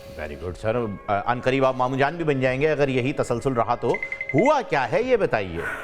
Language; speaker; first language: Urdu; native; Urdu